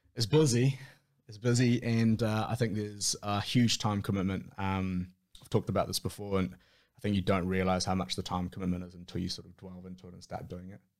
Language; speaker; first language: English; native; English